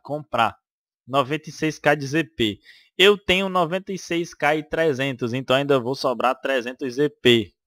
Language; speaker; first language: Portuguese; native; Portuguese